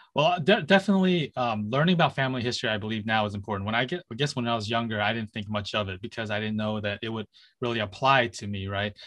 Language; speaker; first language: English; native; English